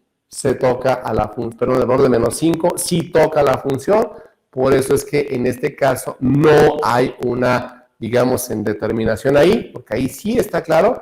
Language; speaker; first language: Spanish; native; Spanish